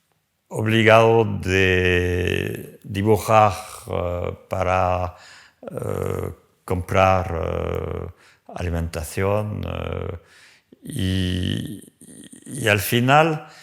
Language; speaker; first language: Spanish; non-native, fluent; French